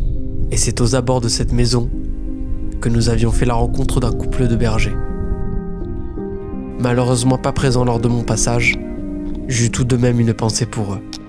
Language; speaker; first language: French; native; French